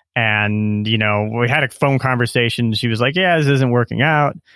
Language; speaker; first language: English; native; English